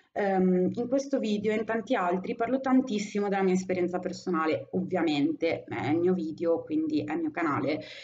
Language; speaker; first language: Italian; native; Italian